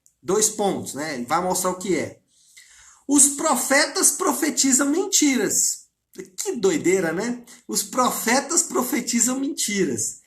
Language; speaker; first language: Portuguese; native; Portuguese